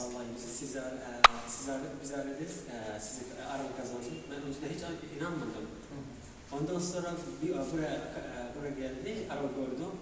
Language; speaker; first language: Turkish; non-native, learner; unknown